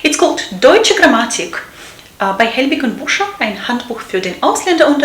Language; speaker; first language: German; non-native, fluent; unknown